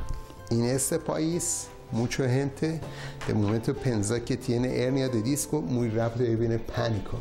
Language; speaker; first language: Spanish; non-native, learner; Persian